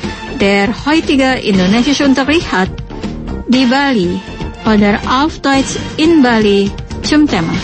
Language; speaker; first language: German; non-native, local second language; Indonesian